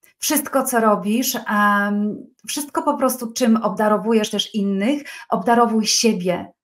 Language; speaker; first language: Polish; native; Polish